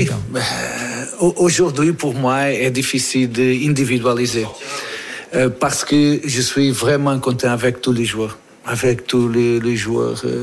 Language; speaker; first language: French; non-native, learner; Portuguese